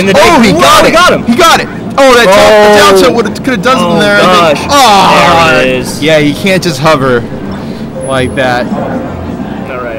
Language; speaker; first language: English; native; English